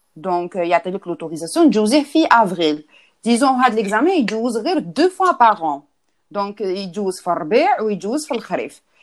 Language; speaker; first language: French; non-native, local second language; Arabic